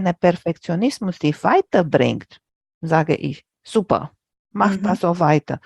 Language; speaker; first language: German; non-native, fluent; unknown